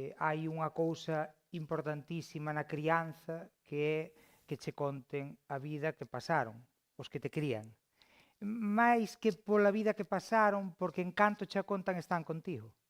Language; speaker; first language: Galician; native; Galician